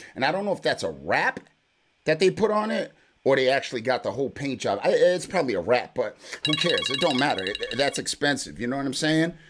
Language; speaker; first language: English; native; English